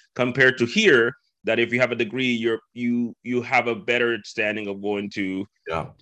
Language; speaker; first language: English; non-native, fluent; Spanish